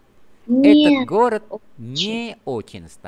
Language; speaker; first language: Russian; non-native, fluent; Vietnamese